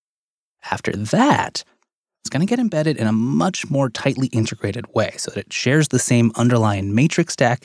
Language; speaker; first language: English; native; English